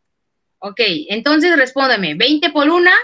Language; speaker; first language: Spanish; native; Spanish